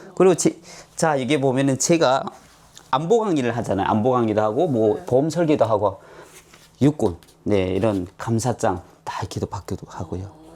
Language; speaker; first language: Korean; native; Korean